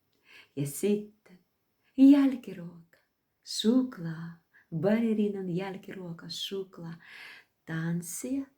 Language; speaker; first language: Finnish; non-native, fluent; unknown